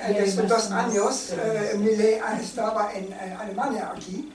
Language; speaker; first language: Spanish; non-native, learner; German